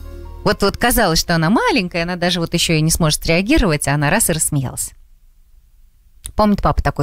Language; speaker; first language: Russian; native; Russian